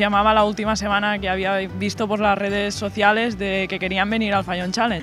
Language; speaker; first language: Spanish; native; Spanish